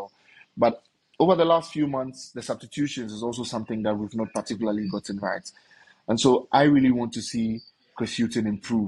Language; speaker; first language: English; non-native, local second language; Akan